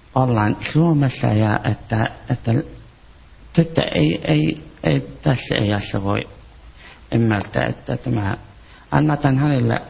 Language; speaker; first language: Finnish; non-native, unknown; Arabic